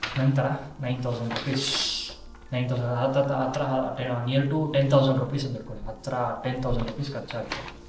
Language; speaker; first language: Kannada; native; Kannada